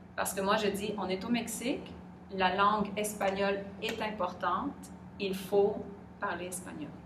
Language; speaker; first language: French; native; French